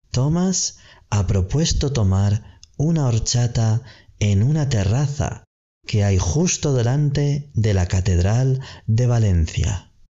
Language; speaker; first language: Spanish; native; Spanish